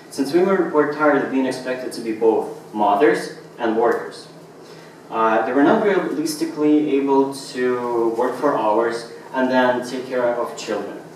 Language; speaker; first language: English; non-native, fluent; Russian